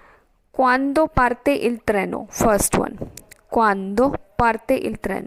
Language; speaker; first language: Italian; non-native, fluent; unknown